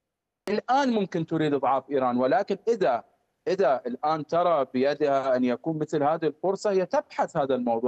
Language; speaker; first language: Arabic; non-native, fluent; Persian